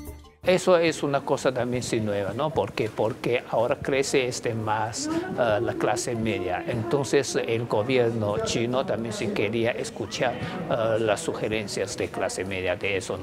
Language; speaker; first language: Spanish; non-native, fluent; Chinese